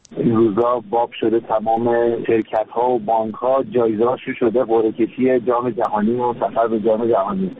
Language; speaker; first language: Persian; native; Persian